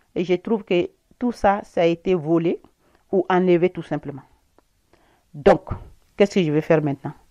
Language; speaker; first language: French; non-native, local second language; Bambara